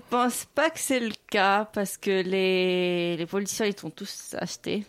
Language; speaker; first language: French; non-native, local second language; Russian